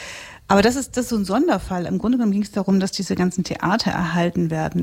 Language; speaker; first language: German; native; German